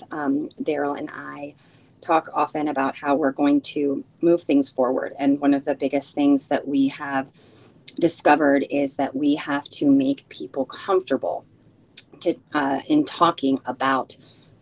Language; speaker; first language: English; early bilingual, other home language; Spanish